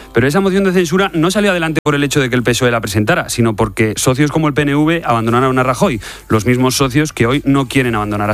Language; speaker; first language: Spanish; native; Spanish